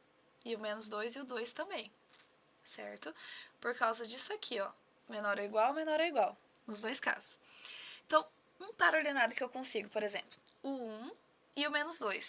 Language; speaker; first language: Portuguese; native; Portuguese